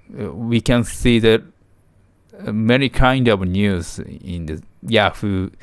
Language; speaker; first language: English; non-native, learner; Japanese